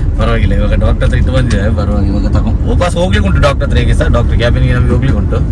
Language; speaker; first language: Kannada; non-native, local second language; Tulu